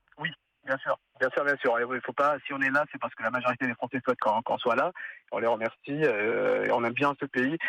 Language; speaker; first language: French; non-native, local second language; Arabic